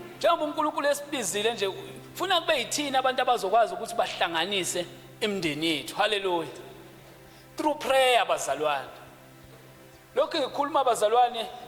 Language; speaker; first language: Zulu; native; Zulu